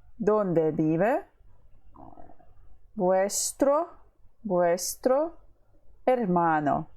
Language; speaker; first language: Spanish; non-native, fluent; Ukrainian